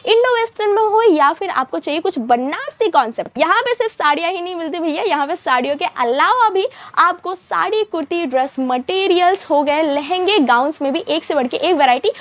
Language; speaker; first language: Hindi; native; Hindi